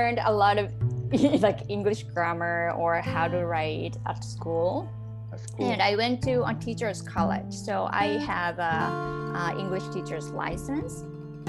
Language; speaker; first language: English; non-native, fluent; Japanese